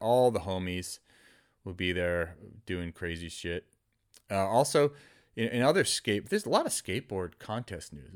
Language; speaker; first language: English; native; English